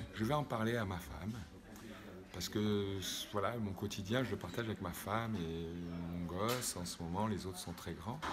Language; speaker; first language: French; native; French